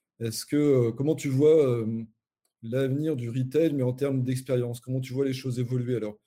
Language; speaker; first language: French; native; French